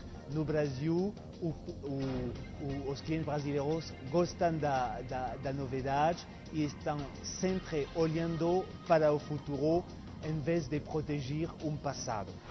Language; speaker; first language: Portuguese; non-native, fluent; French